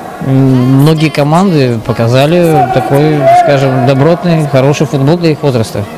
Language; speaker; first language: Russian; native; Russian